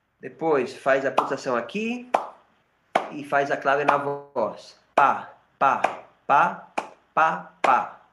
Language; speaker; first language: Portuguese; non-native, fluent; Spanish